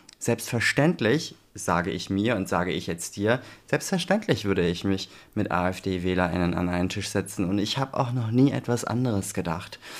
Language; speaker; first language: German; early bilingual, other home language; Turkish